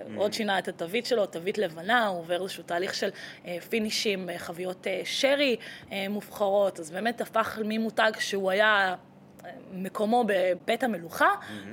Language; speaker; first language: Hebrew; early bilingual, other home language; Russian